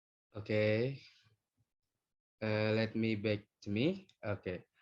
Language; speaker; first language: English; non-native, learner; Indonesian